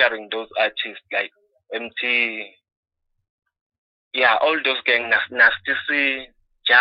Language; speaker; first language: English; non-native, local second language; Swati